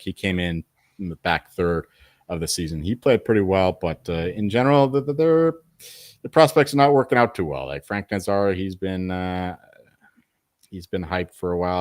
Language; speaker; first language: English; native; English